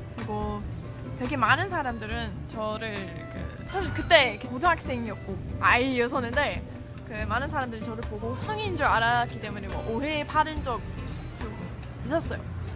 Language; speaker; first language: Korean; non-native, fluent; English